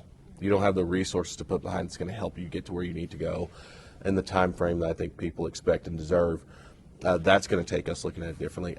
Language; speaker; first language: English; native; English